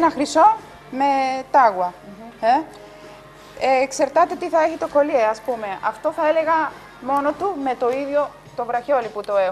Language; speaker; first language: Greek; non-native, fluent; Spanish